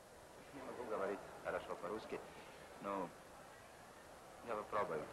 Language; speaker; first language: Russian; non-native, learner; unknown